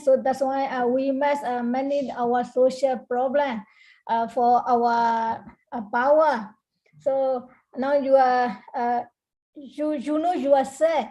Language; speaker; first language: English; non-native, learner; Burmese